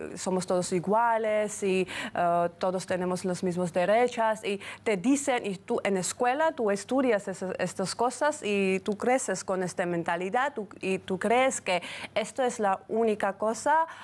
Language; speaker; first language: Spanish; non-native, fluent; Georgian